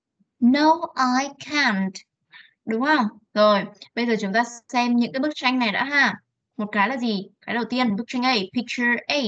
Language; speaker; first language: Vietnamese; native; Vietnamese